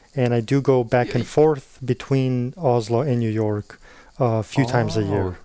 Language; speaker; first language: English; non-native, fluent; Slovenian